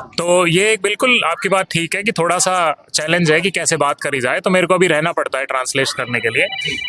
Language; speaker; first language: Hindi; native; Hindi